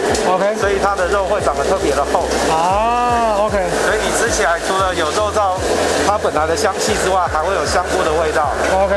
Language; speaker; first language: Chinese; native; Chinese